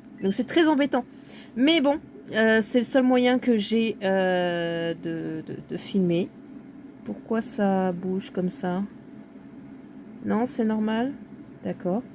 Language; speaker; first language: French; native; French